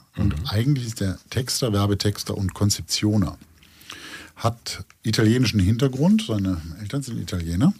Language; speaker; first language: German; native; German